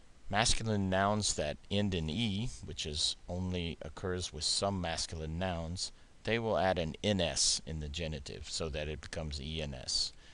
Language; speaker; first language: English; native; English